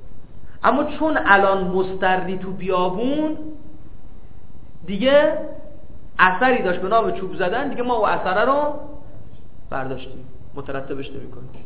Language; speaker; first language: Persian; native; Persian